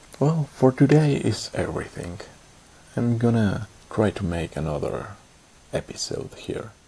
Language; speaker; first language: English; non-native, learner; Spanish